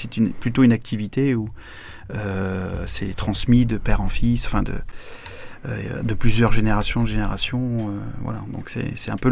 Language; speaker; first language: French; native; French